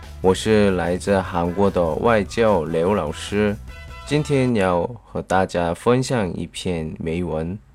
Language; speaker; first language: Chinese; non-native, learner; Korean